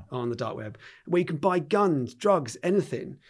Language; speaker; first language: English; native; English